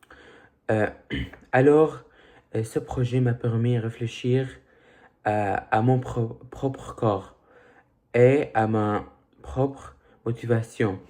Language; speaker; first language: French; early bilingual, other home language; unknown